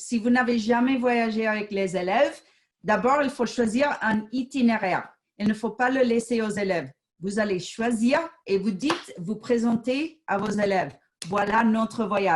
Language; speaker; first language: French; non-native, fluent; English